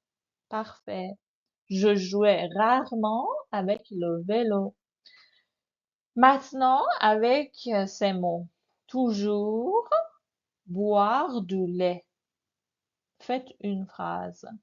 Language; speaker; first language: French; non-native, fluent; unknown